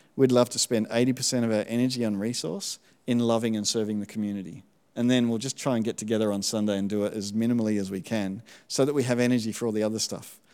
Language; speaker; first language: English; native; English